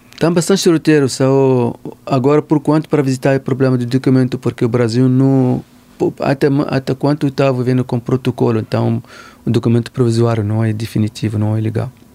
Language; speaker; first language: Portuguese; non-native, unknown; Arabic